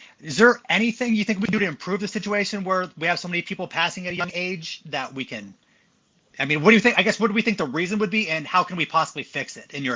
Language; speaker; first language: English; native; English